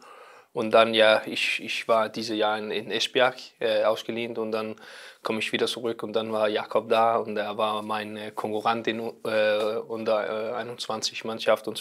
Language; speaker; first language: German; non-native, learner; Danish